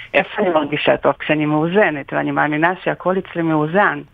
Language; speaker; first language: Hebrew; non-native, fluent; Russian